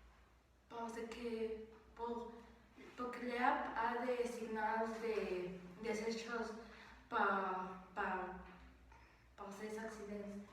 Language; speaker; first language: French; non-native, learner; Spanish